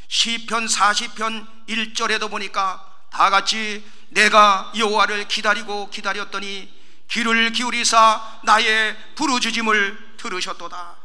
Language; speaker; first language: Korean; native; Korean